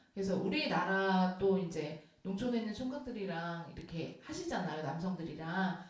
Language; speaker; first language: Korean; native; Korean